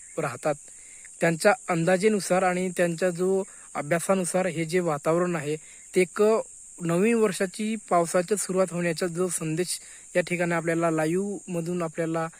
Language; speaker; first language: Marathi; non-native, local second language; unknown